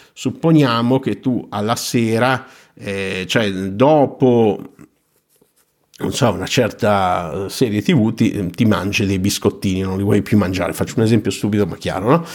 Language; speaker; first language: Italian; native; Italian